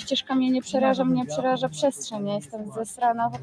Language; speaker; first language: Polish; native; Polish